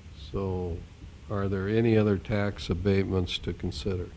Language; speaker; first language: English; native; English